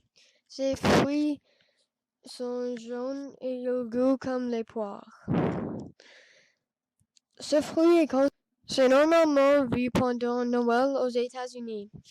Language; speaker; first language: French; non-native, learner; English